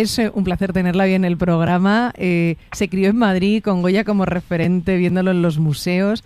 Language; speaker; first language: Spanish; native; Spanish